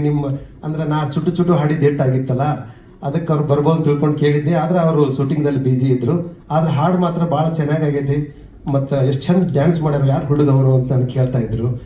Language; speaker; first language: Kannada; native; Kannada